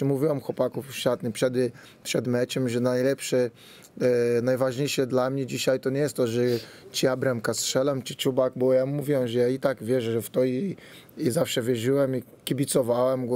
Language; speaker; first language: Polish; non-native, fluent; Portuguese